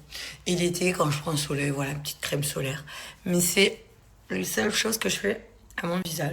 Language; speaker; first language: French; native; French